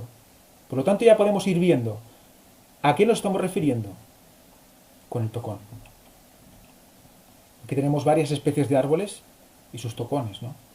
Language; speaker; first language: Spanish; native; Spanish